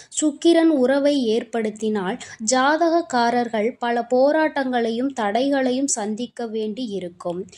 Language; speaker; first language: Tamil; native; Tamil